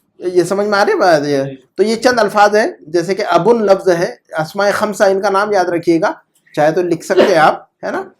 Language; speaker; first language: Urdu; native; Urdu